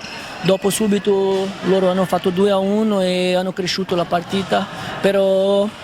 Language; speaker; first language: Italian; non-native, fluent; Spanish